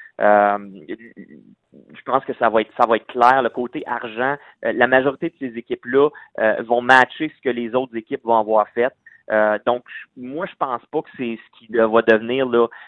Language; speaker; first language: French; native; French